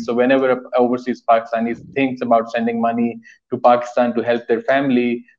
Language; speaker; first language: English; non-native, local second language; Urdu